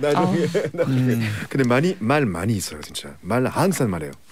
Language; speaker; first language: Korean; non-native, learner; French